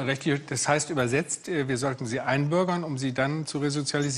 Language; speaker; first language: German; native; German